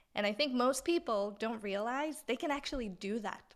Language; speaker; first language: English; non-native, fluent; Hebrew